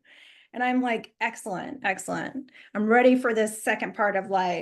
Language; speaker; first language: English; native; English